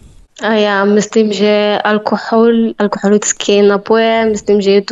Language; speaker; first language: Czech; non-native, learner; Arabic